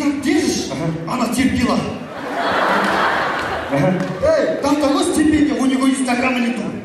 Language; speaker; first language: Russian; non-native, local second language; Kazakh